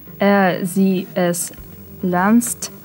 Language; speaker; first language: German; non-native, learner; Russian